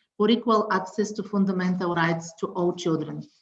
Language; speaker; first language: English; non-native, fluent; Bulgarian